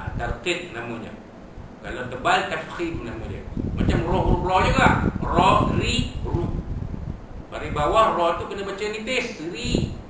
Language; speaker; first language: Malay; native; Malay